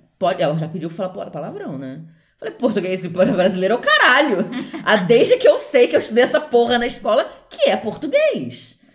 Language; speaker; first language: Portuguese; native; Portuguese